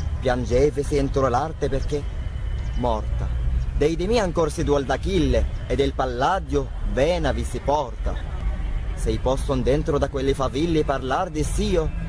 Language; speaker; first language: Italian; non-native, learner; Arabic